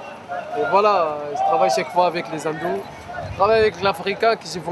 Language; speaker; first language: French; non-native, learner; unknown